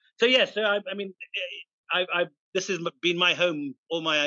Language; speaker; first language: English; native; English